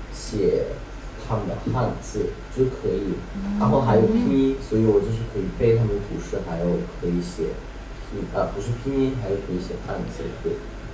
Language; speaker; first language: Chinese; non-native, learner; Thai